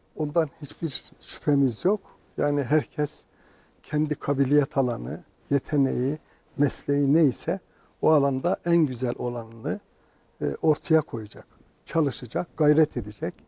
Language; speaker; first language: Turkish; native; Turkish